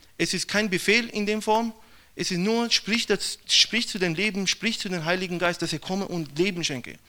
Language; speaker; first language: German; non-native, fluent; Persian